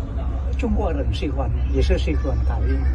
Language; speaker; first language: Chinese; non-native, learner; Indonesian